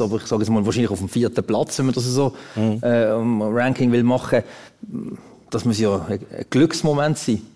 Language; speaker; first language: German; native; German